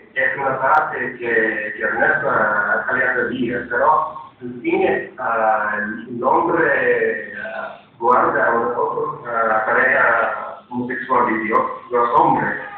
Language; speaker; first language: Spanish; non-native, learner; English